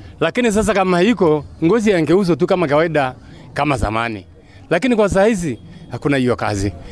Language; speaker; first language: Swahili; non-native, local second language; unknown